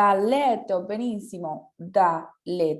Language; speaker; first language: Italian; non-native, fluent; Spanish